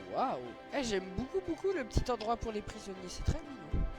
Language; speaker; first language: French; native; French